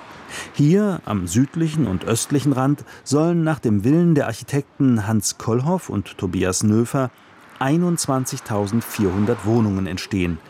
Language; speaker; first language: German; native; German